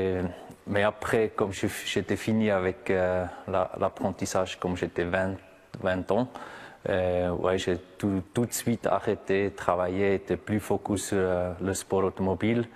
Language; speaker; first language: French; non-native, local second language; German